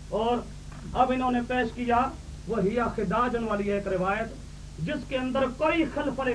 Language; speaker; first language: Urdu; native; Urdu